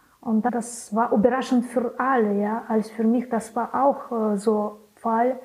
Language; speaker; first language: German; non-native, learner; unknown